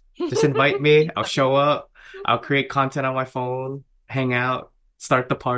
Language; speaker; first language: English; native; English